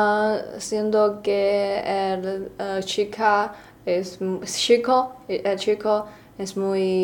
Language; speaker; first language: Spanish; non-native, learner; Chinese